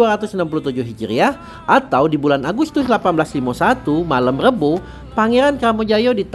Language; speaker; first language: Indonesian; native; Indonesian